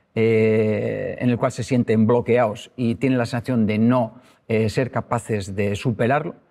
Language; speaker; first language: Spanish; native; Spanish